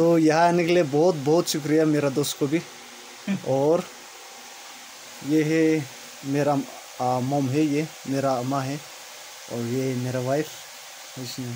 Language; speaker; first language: Hindi; non-native, local second language; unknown